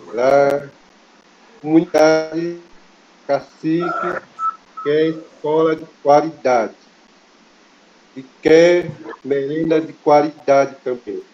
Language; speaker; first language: Portuguese; non-native, local second language; Kayapó